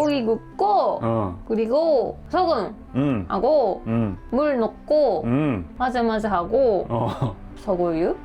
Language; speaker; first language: Korean; non-native, learner; Japanese